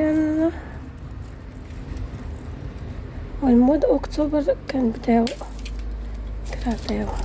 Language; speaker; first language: Arabic; native; Arabic